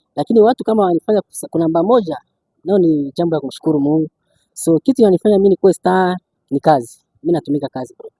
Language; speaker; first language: Swahili; native; Swahili